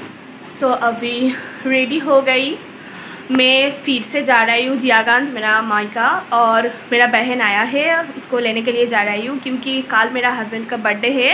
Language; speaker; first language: Hindi; non-native, local second language; Bangla